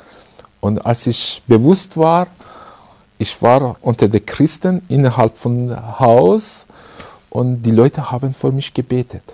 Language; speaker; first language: German; non-native, learner; Persian